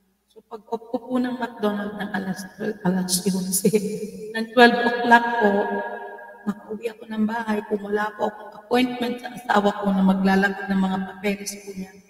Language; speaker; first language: Filipino; native; Filipino